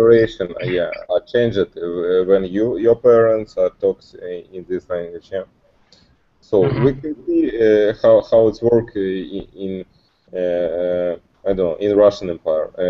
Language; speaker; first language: English; non-native, learner; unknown